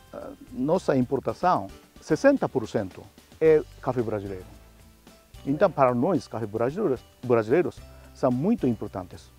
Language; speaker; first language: Portuguese; non-native, fluent; Japanese